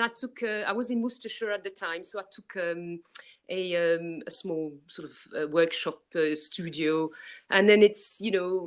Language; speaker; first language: English; non-native, fluent; French